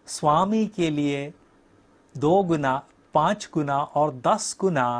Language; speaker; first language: Hindi; native; Hindi